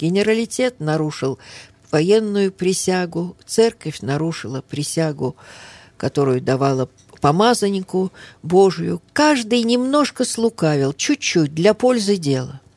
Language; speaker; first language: Russian; early bilingual, heritage; Russian